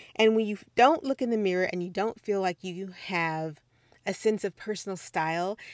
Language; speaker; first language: English; native; English